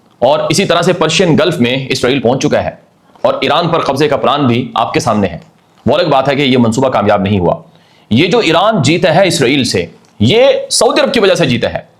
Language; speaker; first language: Urdu; native; Urdu